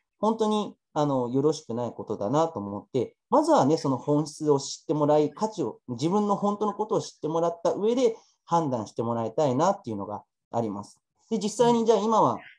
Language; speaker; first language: Japanese; early bilingual, other home language; Chinese